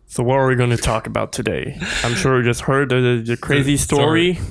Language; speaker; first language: English; non-native, fluent; Chinese